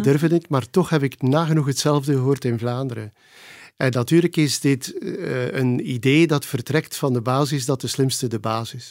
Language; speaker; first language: Dutch; native; Dutch